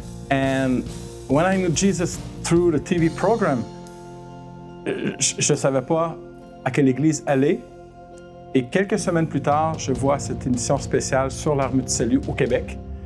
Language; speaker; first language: French; native; French